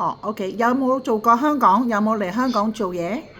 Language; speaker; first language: Cantonese; native; Cantonese